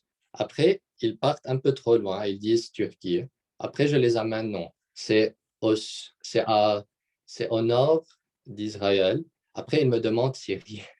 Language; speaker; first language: French; non-native, local second language; Arabic